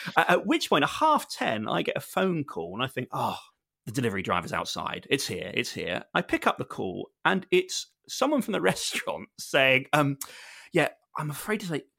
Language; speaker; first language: English; native; English